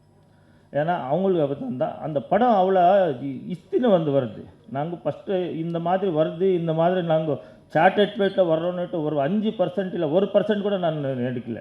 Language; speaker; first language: Tamil; non-native, learner; Kannada